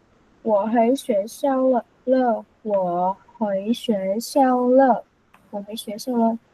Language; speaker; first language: Chinese; non-native, learner; Vietnamese